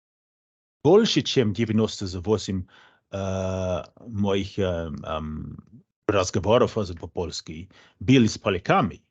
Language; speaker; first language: Russian; non-native, fluent; English